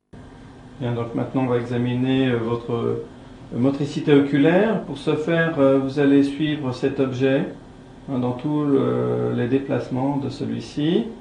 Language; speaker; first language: French; native; French